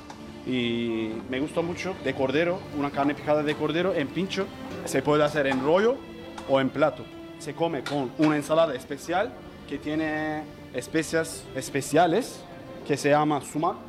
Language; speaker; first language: Spanish; non-native, learner; Turkish